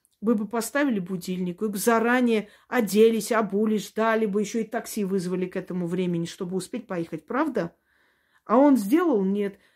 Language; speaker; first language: Russian; non-native, local second language; Armenian